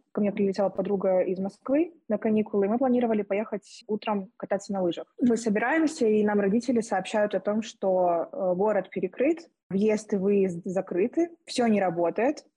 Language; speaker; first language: Russian; native; Russian